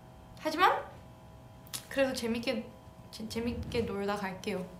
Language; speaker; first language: Korean; early bilingual, heritage; English